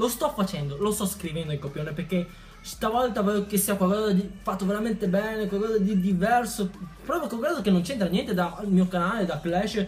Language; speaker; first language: Italian; early bilingual, other home language; Chinese